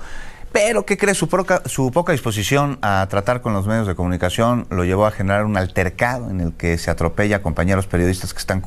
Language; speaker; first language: Spanish; native; Spanish